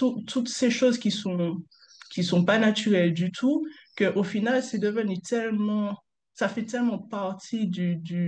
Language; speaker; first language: French; native; French